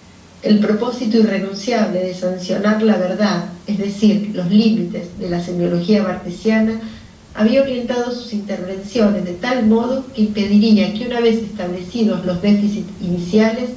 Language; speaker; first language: Spanish; native; Spanish